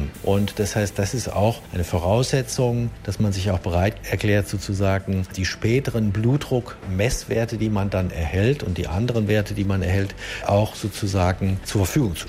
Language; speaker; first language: German; native; German